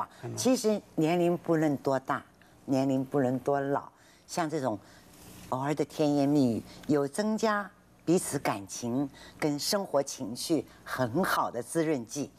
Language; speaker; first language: Chinese; native; Chinese